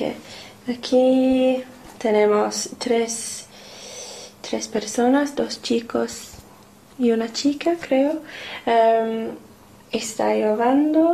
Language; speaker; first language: Spanish; non-native, learner; English